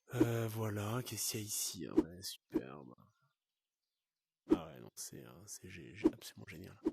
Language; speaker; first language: French; native; French